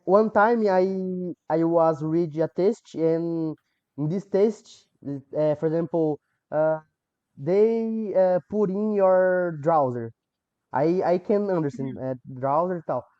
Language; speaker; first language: English; non-native, learner; Portuguese